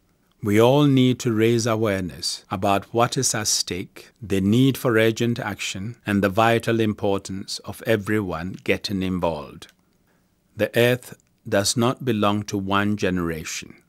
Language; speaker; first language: English; non-native, local second language; Akan